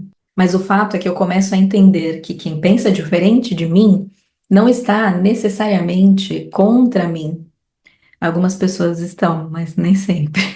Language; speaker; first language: Portuguese; native; Portuguese